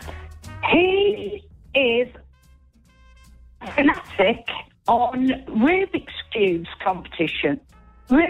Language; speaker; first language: English; native; English